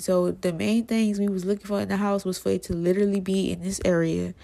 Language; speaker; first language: English; native; English